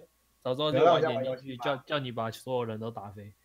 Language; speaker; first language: Chinese; native; Chinese